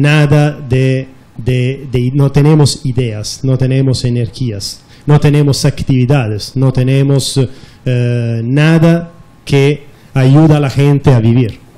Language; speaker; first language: Spanish; non-native, fluent; Italian